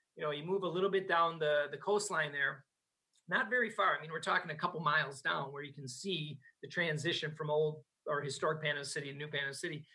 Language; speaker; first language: English; native; English